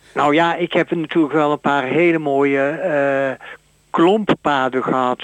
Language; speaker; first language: Dutch; native; Dutch